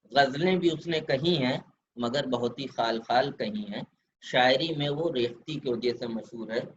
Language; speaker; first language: Urdu; native; Urdu